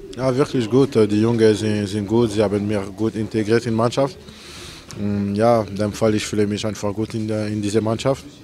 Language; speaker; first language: German; non-native, learner; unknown